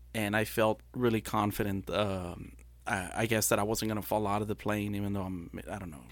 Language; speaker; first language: English; early bilingual, other home language; Spanish